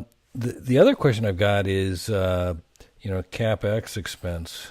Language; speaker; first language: English; native; English